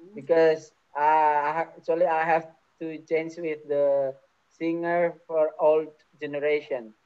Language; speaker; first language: English; non-native, fluent; Indonesian